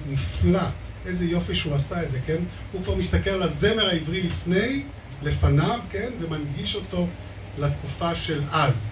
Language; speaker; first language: Hebrew; native; Hebrew